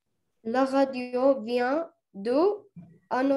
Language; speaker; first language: French; non-native, learner; Arabic